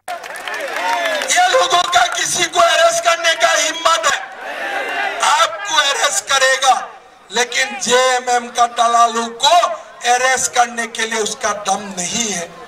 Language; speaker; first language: Hindi; non-native, local second language; Assamese